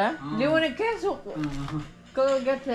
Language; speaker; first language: Korean; non-native, learner; Filipino